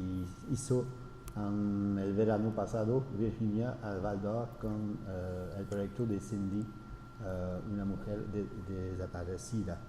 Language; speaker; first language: Spanish; non-native, fluent; French